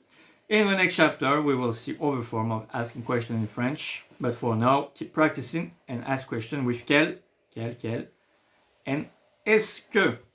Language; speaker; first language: English; non-native, fluent; French